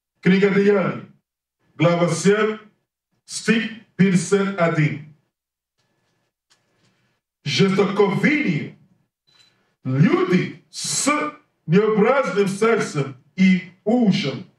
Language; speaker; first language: Russian; non-native, learner; English